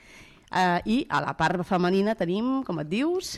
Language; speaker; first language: Catalan; native; Catalan